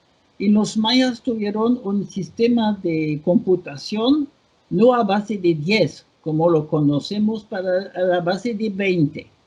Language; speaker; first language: Spanish; non-native, fluent; French